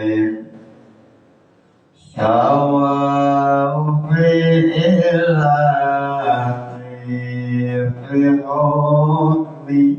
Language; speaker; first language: Arabic; non-native, fluent; Indonesian